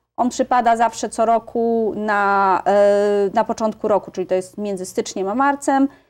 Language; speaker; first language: Polish; native; Polish